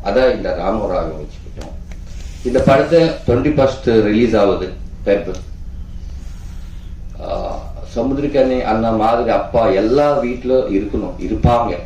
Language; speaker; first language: Tamil; non-native, learner; Telugu